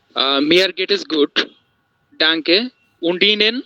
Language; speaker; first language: German; non-native, learner; Bangla